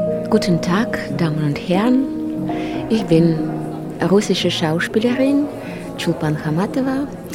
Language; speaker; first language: German; non-native, learner; Russian